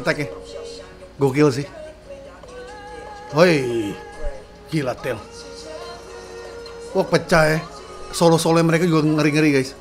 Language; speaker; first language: Indonesian; native; Indonesian